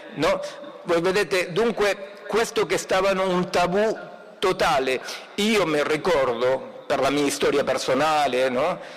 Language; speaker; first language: Italian; non-native, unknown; Spanish